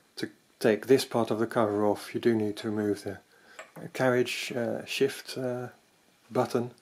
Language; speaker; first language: English; non-native, fluent; Dutch